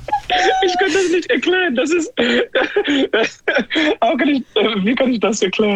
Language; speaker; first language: German; non-native, learner; English